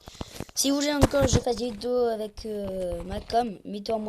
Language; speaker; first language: French; native; French